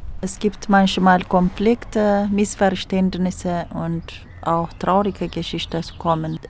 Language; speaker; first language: German; non-native, fluent; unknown